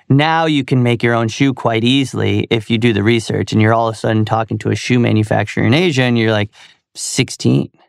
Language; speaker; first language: English; native; English